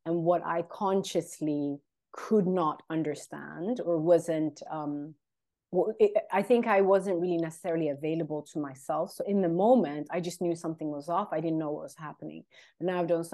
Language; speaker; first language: English; non-native, fluent; Swedish